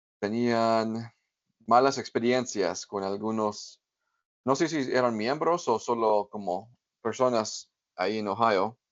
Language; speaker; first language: Spanish; non-native, fluent; English